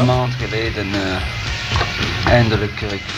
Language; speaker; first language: Dutch; non-native, learner; French